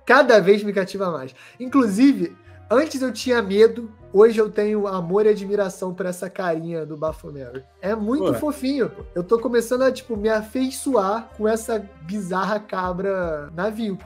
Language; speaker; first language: Portuguese; native; Portuguese